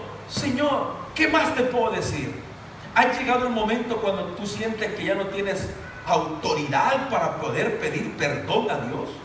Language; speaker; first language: Spanish; native; Spanish